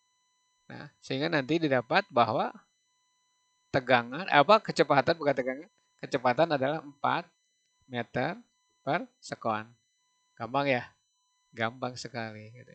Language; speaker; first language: Indonesian; native; Indonesian